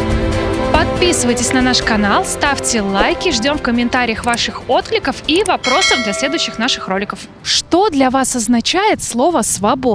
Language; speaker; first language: Russian; native; Russian